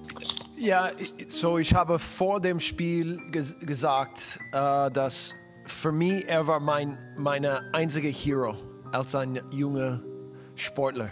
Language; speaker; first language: German; non-native, learner; English